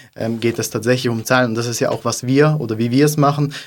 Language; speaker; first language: German; non-native, fluent; Russian